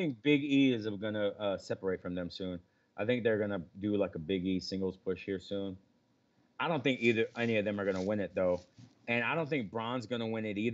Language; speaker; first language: English; native; English